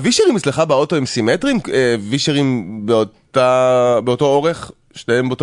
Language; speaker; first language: Hebrew; native; Hebrew